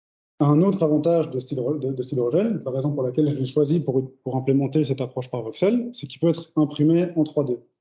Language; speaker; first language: French; native; French